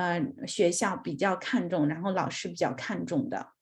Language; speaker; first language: Chinese; native; Chinese